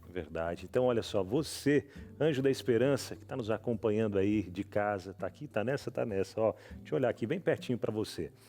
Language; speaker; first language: Portuguese; native; Portuguese